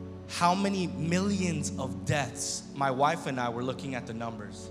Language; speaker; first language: English; early bilingual, other home language; Spanish